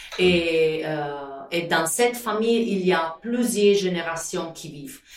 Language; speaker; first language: French; non-native, fluent; Italian